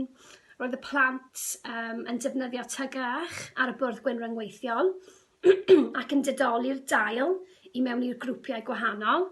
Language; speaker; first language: Welsh; non-native, local second language; English